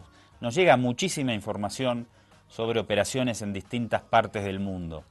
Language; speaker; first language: Spanish; native; Spanish